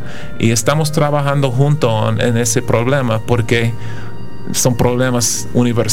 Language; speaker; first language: Spanish; non-native, fluent; English